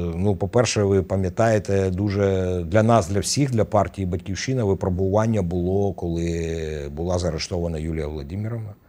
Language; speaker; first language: Ukrainian; native; Ukrainian